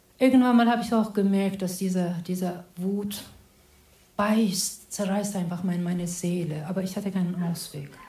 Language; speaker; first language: German; non-native, fluent; Azerbaijani